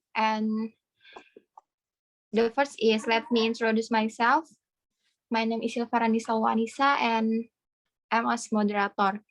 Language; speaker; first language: English; non-native, fluent; Indonesian